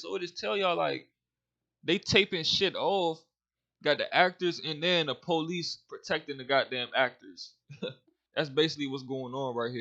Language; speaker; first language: English; native; English